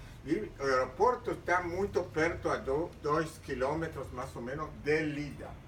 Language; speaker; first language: Portuguese; non-native, fluent; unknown